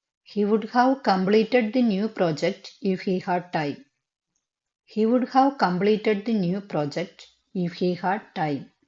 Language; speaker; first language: English; non-native, local second language; Malayalam